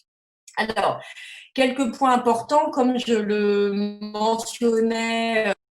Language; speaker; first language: French; native; French